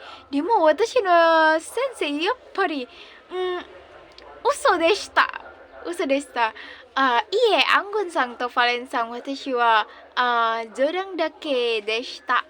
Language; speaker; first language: Japanese; non-native, learner; Indonesian